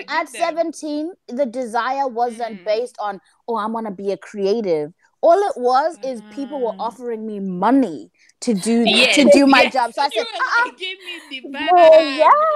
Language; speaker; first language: English; early bilingual, other home language; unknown